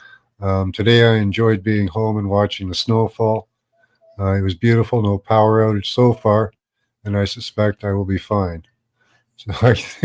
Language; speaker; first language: English; native; English